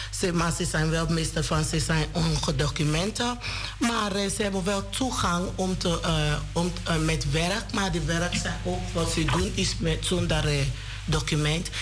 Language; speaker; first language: Dutch; non-native, learner; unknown